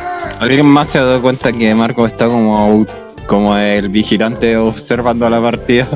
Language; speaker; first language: Spanish; native; Spanish